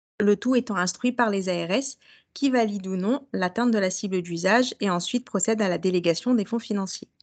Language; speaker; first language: French; native; French